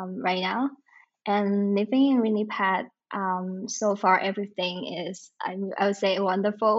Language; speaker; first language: English; non-native, local second language; Cantonese